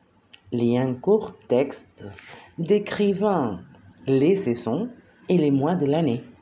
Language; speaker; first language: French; non-native, fluent; Spanish